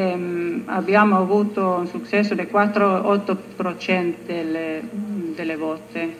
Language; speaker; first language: Italian; non-native, learner; Finnish